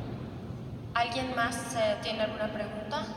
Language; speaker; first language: Spanish; native; Spanish